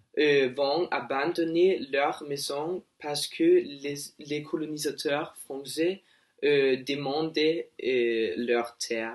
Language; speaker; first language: French; non-native, learner; Norwegian